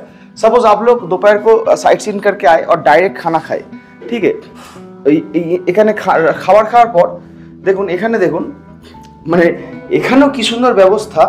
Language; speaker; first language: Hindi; non-native, local second language; Bangla